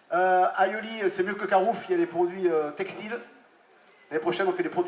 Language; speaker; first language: French; native; French